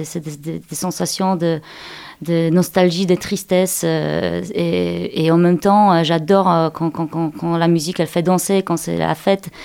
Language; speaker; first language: French; non-native, fluent; Polish